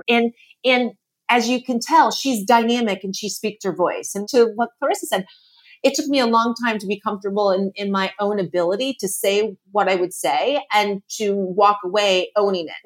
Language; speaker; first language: English; native; English